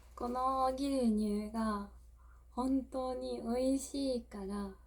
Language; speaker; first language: Japanese; non-native, learner; English